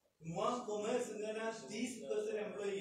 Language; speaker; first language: French; non-native, learner; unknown